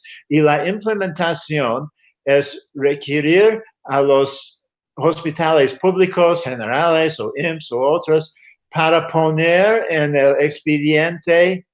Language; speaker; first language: Spanish; non-native, fluent; English